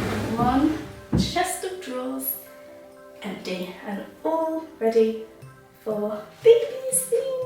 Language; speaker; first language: English; native; English